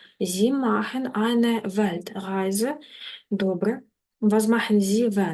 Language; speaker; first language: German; non-native, fluent; Ukrainian